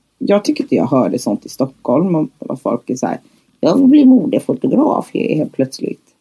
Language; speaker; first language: Swedish; native; Swedish